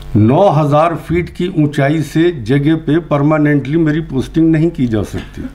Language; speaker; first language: Urdu; native; Urdu